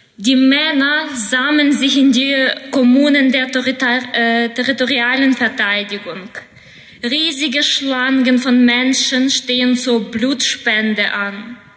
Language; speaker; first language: German; non-native, fluent; Ukrainian